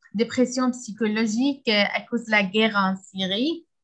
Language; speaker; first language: French; non-native, learner; Arabic